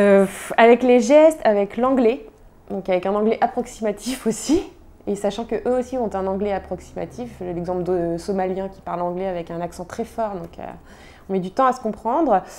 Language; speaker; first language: French; native; French